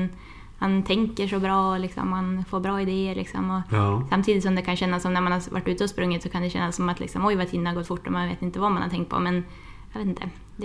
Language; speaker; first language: Swedish; native; Swedish